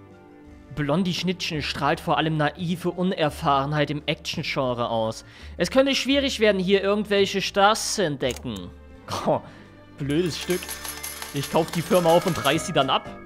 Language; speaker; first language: German; native; German